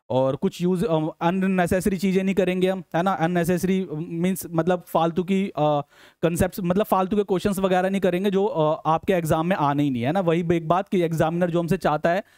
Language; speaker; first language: Hindi; native; Hindi